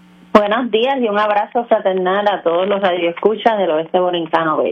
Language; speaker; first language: Spanish; native; Spanish